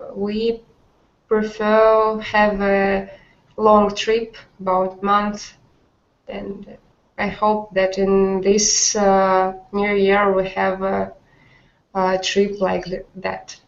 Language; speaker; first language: English; non-native, learner; Russian